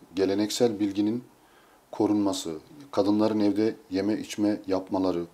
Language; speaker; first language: Turkish; native; Turkish